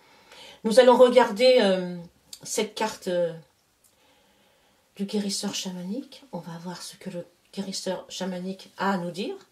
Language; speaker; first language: French; native; French